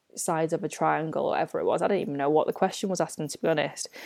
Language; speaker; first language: English; non-native, local second language; Cantonese